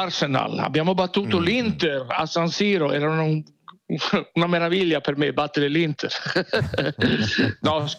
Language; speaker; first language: Italian; non-native, fluent; Swedish